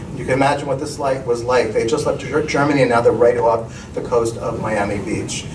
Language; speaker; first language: English; native; English